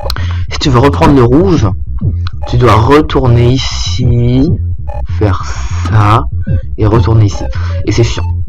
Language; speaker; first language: French; native; French